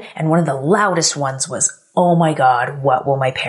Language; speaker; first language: English; native; English